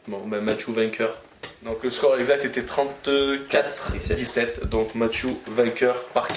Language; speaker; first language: French; native; French